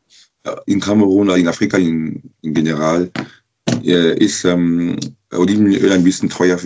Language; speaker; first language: German; non-native, learner; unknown